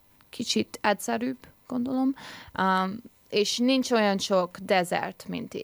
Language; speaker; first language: Hungarian; early bilingual, heritage; English